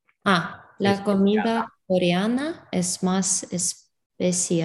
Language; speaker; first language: Spanish; non-native, learner; English